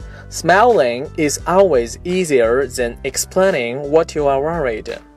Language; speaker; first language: English; non-native, fluent; Chinese